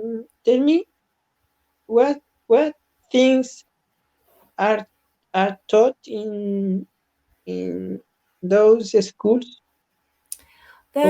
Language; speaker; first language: English; non-native, learner; Spanish